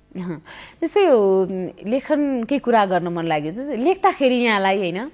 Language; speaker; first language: Nepali; native; Nepali